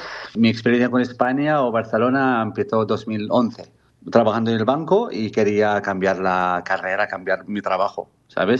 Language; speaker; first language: Spanish; non-native, fluent; Arabic